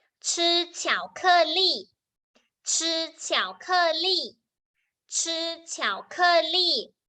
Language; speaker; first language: Chinese; non-native, fluent; Thai